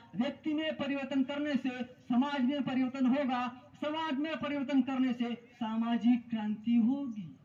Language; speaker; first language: Hindi; non-native, local second language; Marathi